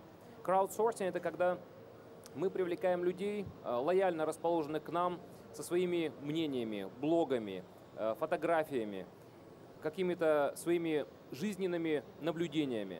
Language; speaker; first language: Russian; native; Russian